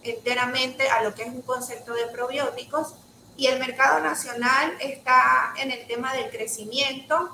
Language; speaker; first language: Spanish; native; Spanish